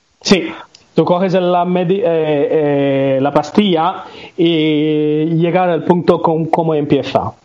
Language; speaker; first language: Spanish; non-native, learner; Tamil